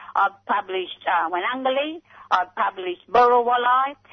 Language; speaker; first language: English; native; English